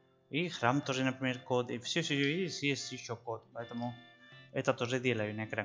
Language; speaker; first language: Russian; non-native, learner; Spanish